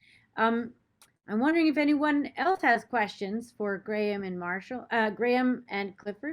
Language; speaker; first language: English; native; English